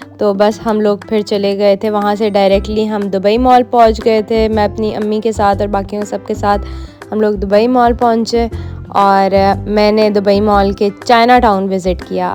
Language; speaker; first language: Urdu; native; Urdu